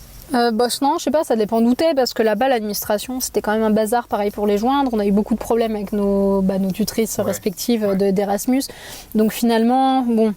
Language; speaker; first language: French; native; French